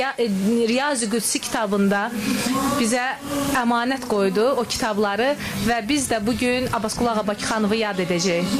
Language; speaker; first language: Azerbaijani; native; Azerbaijani